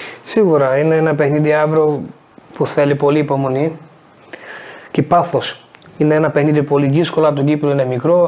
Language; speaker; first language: Greek; non-native, fluent; Portuguese